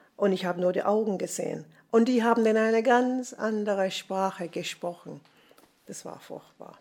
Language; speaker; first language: German; non-native, fluent; English